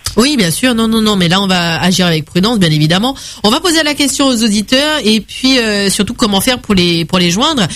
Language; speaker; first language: French; native; French